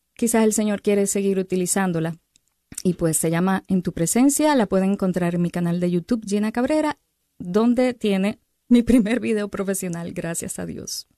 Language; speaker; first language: Spanish; native; Spanish